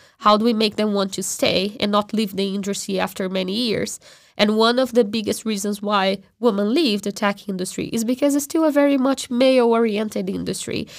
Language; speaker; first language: English; non-native, fluent; Portuguese